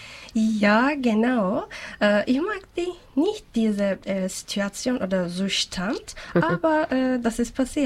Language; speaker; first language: German; non-native, learner; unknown